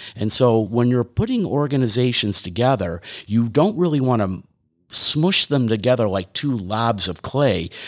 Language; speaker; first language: English; native; English